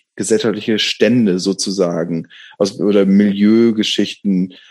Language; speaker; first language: German; native; German